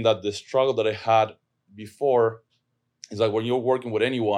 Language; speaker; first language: English; non-native, fluent; Spanish